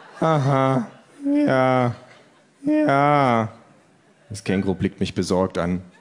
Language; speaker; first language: German; native; German